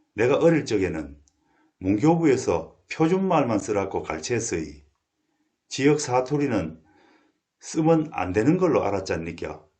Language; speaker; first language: Korean; native; Korean